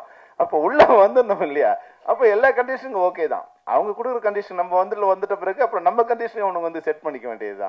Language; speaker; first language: Tamil; native; Tamil